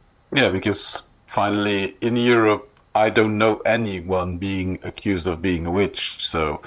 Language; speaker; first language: English; non-native, fluent; Luxembourgish